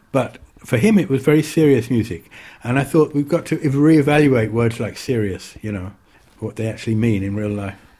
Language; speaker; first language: English; native; English